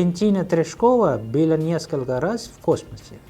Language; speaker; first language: Russian; non-native, fluent; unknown